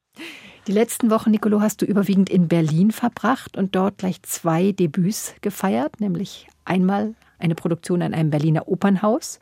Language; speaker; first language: German; native; German